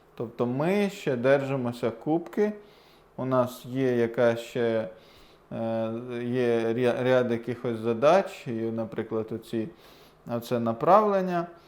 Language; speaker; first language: Ukrainian; non-native, local second language; Russian